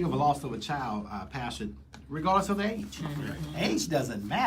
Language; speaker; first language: English; native; English